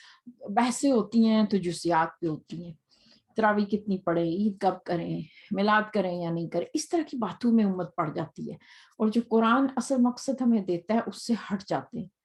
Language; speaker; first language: Urdu; native; Urdu